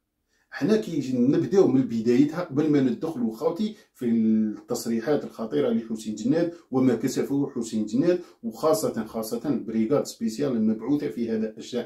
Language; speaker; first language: Arabic; native; Arabic